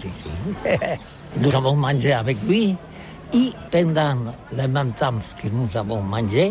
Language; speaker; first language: French; non-native, learner; Catalan